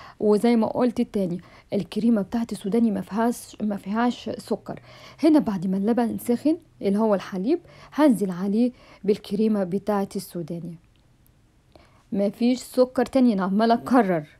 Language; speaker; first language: Arabic; native; Arabic